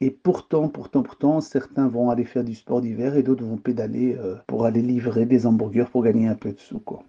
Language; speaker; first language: French; early bilingual, other home language; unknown